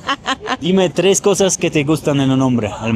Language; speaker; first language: Spanish; non-native, learner; Polish